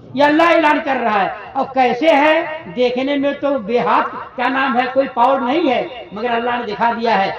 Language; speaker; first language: Urdu; native; Urdu